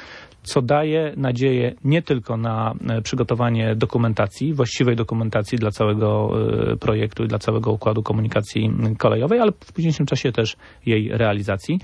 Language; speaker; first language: Polish; native; Polish